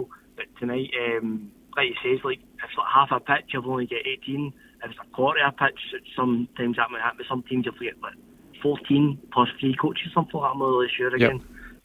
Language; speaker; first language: English; native; English